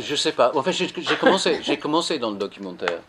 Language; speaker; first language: French; non-native, fluent; English